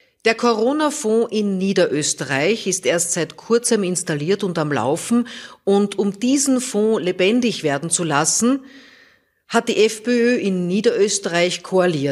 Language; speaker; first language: German; native; German